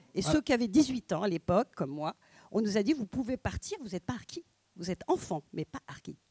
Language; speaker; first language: French; native; French